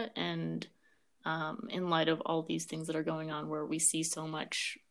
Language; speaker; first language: English; early bilingual, other home language; Amharic